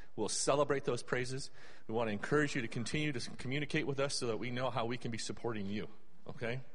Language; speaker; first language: English; native; English